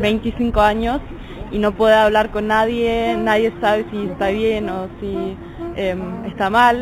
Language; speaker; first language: Spanish; non-native, fluent; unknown